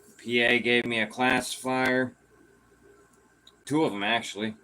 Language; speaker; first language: English; native; English